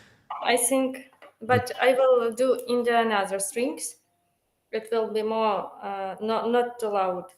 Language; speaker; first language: English; non-native, learner; Ukrainian